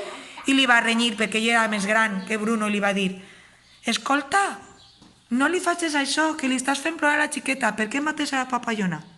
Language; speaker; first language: Catalan; native; Catalan